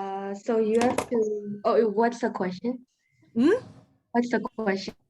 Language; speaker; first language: English; non-native, fluent; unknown